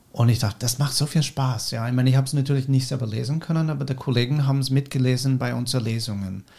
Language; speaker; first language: German; non-native, fluent; English